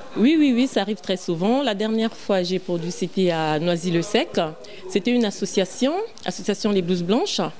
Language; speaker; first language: French; non-native, local second language; Lingala